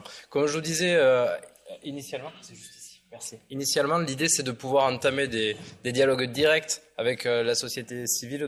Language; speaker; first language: French; native; French